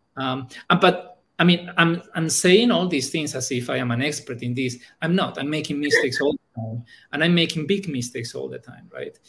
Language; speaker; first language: English; non-native, fluent; Spanish